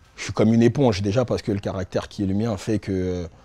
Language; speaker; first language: French; native; French